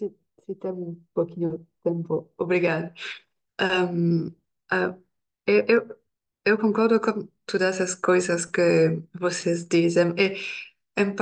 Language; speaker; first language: Portuguese; non-native, learner; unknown